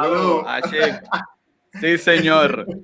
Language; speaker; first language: Spanish; native; Spanish